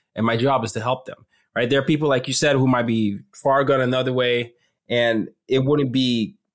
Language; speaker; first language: English; non-native, local second language; Yoruba